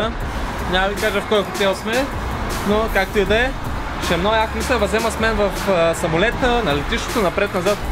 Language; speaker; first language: Bulgarian; native; Bulgarian